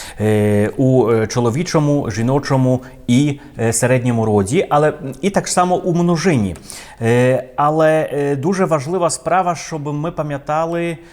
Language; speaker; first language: Ukrainian; non-native, fluent; Polish